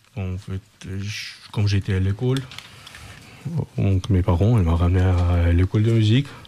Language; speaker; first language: French; non-native, learner; Russian